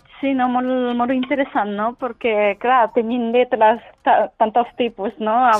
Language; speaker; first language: Catalan; non-native, learner; Japanese